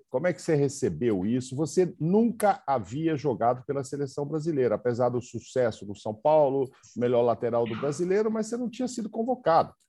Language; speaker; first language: Portuguese; native; Portuguese